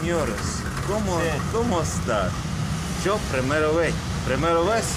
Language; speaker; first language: Spanish; non-native, learner; Russian